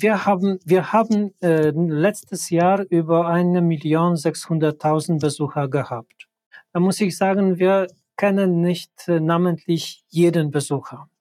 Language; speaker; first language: German; non-native, fluent; Polish